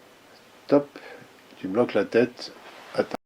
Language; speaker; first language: French; native; French